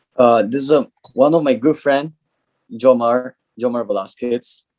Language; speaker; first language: English; non-native, learner; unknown